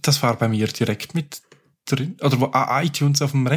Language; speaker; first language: German; native; German